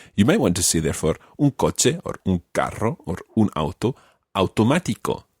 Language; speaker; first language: Spanish; non-native, fluent; English